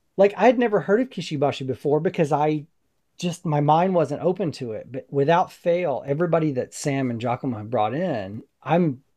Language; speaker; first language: English; native; English